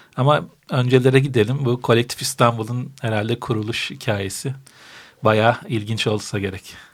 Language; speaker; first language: Turkish; native; Turkish